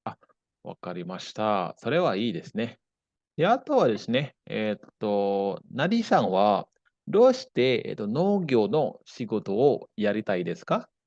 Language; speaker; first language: Japanese; non-native, fluent; Indonesian